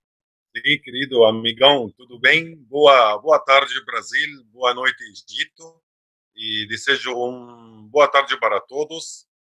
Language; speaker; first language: Portuguese; non-native, fluent; Arabic